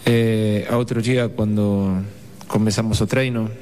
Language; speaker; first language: Portuguese; non-native, fluent; Spanish